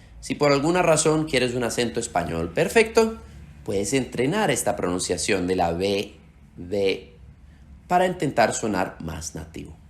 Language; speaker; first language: Spanish; early bilingual, heritage; Slovak